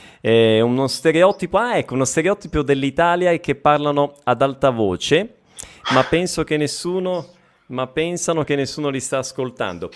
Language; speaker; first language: Italian; native; Italian